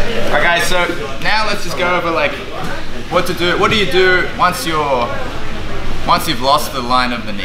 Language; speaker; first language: English; native; English